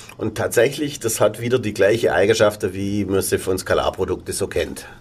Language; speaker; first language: German; native; German